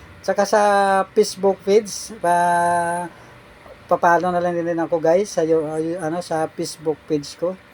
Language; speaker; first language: Filipino; native; Filipino